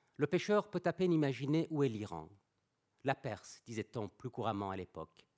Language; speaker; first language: French; non-native, fluent; Persian